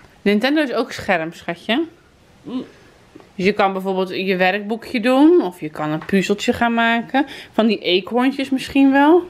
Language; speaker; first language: Dutch; native; Dutch